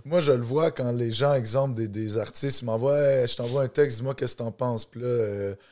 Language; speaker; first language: French; native; French